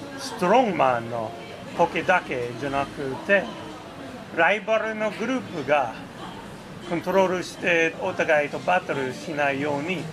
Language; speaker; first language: Japanese; non-native, fluent; English